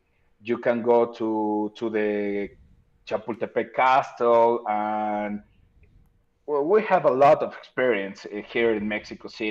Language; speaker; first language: English; non-native, learner; Spanish